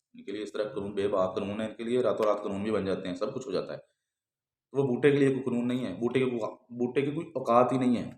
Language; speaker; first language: Urdu; non-native, local second language; Punjabi